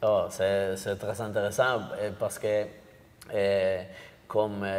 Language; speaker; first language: French; non-native, learner; Basque